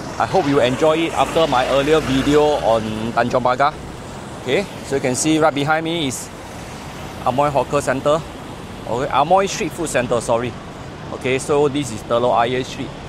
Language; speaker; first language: English; non-native, local second language; Chinese